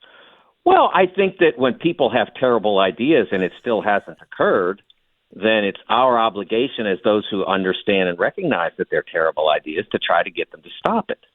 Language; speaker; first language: English; native; English